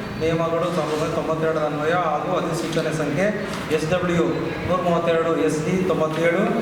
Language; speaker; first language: Kannada; native; Kannada